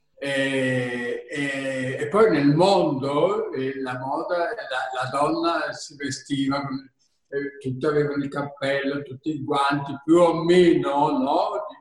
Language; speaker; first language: Italian; early bilingual, heritage; Italian